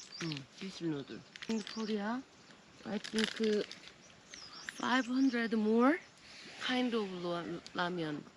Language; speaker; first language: English; non-native, learner; Korean